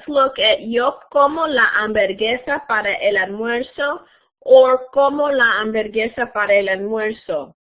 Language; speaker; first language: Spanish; non-native, fluent; English